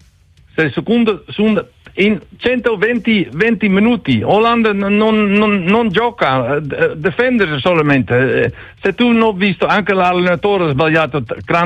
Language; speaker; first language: Italian; non-native, learner; Dutch